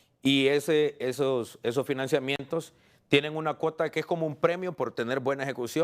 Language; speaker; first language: Spanish; native; Spanish